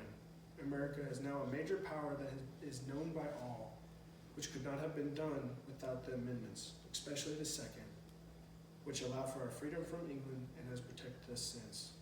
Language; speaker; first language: English; native; English